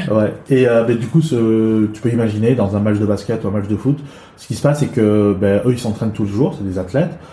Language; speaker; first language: French; early bilingual, other home language; Chinese